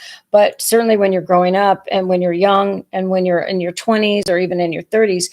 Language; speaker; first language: English; native; English